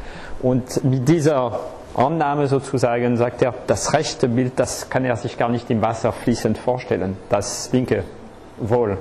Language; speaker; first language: German; non-native, fluent; French